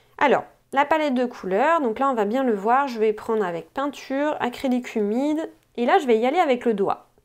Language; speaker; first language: French; native; French